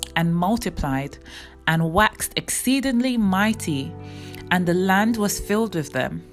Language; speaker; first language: English; native; English